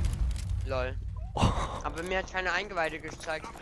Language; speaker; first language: German; native; German